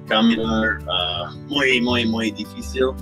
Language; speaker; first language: Spanish; non-native, learner; English